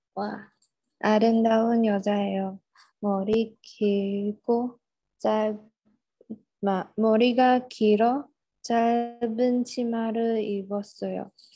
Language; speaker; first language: Korean; non-native, learner; Malay